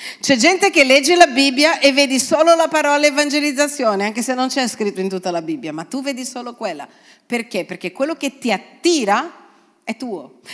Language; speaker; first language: Italian; non-native, fluent; Portuguese